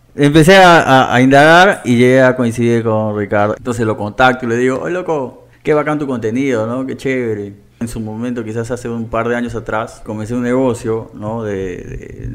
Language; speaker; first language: Spanish; native; Spanish